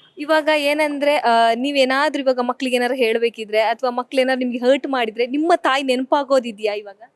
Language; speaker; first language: Kannada; native; Kannada